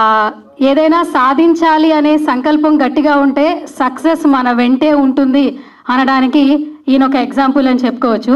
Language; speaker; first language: Telugu; native; Telugu